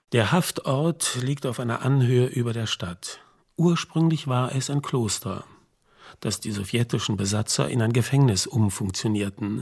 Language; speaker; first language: German; native; German